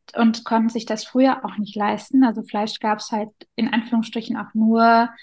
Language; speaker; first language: German; early bilingual, other home language; Turkish